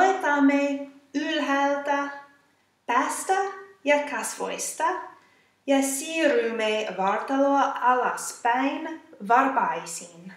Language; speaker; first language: Finnish; non-native, fluent; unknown